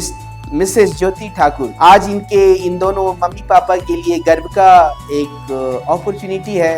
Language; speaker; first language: Hindi; native; Hindi